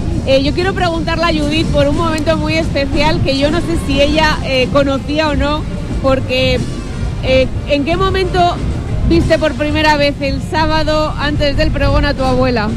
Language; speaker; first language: Spanish; native; Spanish